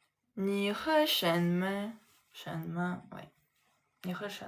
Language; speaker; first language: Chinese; non-native, learner; French